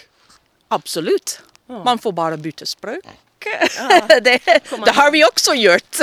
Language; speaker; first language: Swedish; non-native, fluent; English